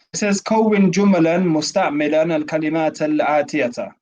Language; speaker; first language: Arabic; non-native, fluent; English